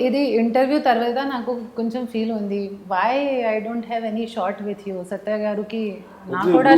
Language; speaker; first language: Telugu; non-native, learner; Hindi